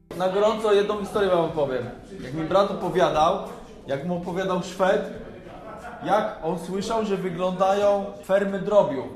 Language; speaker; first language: Polish; native; Polish